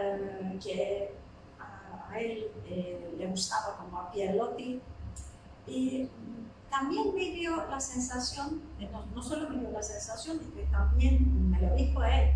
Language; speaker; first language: Spanish; non-native, fluent; Turkish